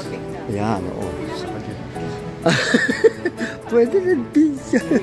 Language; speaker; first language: Filipino; native; Filipino